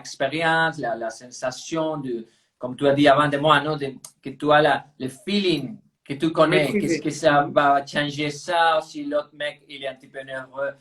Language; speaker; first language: French; non-native, fluent; Spanish